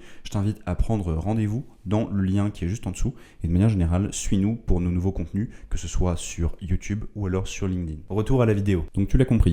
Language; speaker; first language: French; native; French